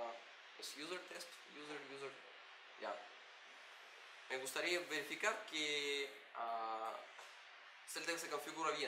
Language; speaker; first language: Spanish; non-native, learner; Russian